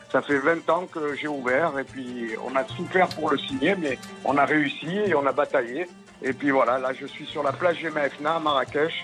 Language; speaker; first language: French; native; French